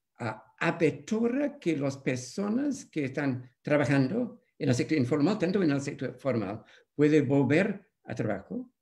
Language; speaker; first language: Spanish; non-native, fluent; English